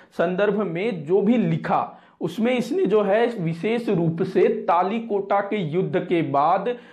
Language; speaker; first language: Hindi; non-native, local second language; Marathi